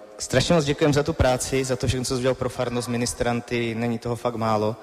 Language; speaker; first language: Czech; native; Czech